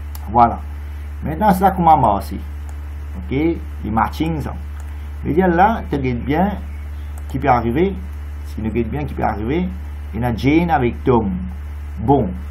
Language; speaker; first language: French; non-native, local second language; Morisyen